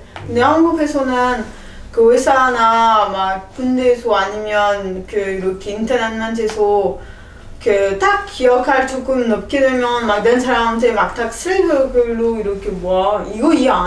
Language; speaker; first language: Korean; non-native, learner; French